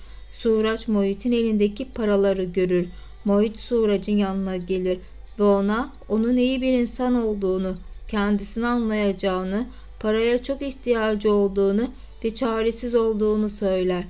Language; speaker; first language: Turkish; native; Turkish